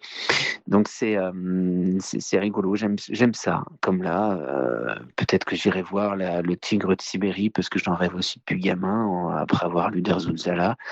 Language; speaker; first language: French; native; French